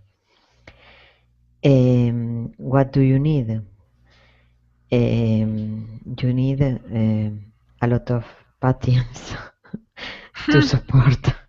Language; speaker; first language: English; non-native, learner; Spanish